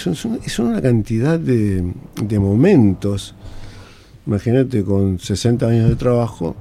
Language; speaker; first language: Spanish; native; Spanish